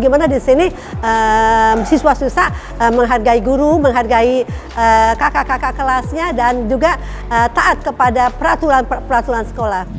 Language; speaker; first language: Indonesian; native; Indonesian